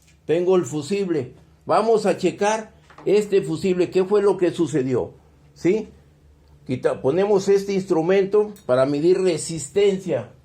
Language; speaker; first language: Spanish; native; Spanish